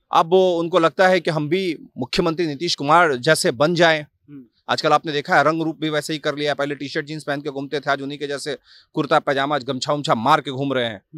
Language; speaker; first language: Hindi; native; Hindi